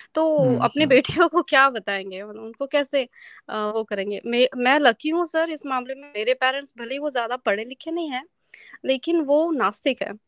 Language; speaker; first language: Hindi; non-native, local second language; Marathi